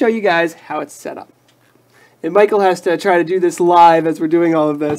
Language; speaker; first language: English; native; English